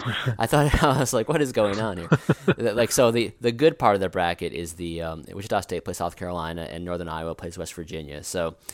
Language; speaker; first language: English; native; English